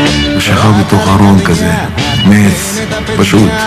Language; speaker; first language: Hebrew; non-native, fluent; Greek